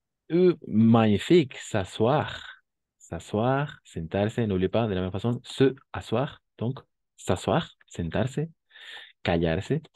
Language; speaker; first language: French; non-native, fluent; Spanish